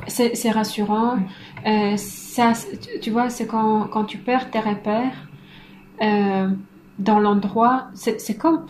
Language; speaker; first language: French; non-native, fluent; Polish